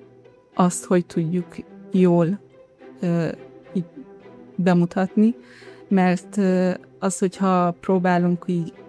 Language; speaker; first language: Hungarian; early bilingual, other home language; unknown